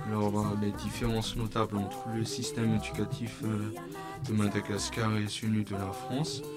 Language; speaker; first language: French; non-native, local second language; Malagasy